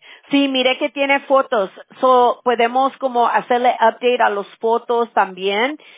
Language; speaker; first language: Spanish; early bilingual, heritage; Spanish